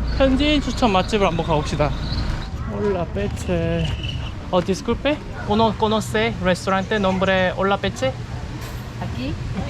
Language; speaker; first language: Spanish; non-native, learner; Korean